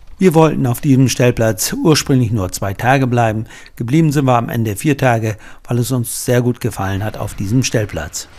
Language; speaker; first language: German; native; German